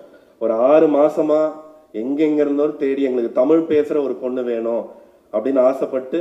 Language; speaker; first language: Tamil; native; Tamil